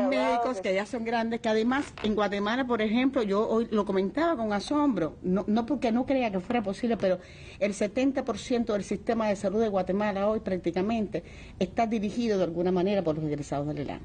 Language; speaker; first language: Spanish; native; Spanish